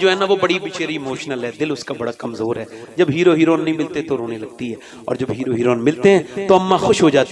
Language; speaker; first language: Urdu; native; Urdu